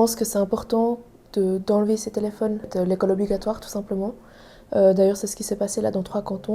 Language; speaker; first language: French; native; French